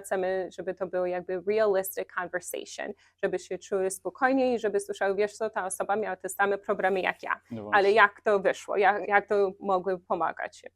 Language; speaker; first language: Polish; early bilingual, heritage; Polish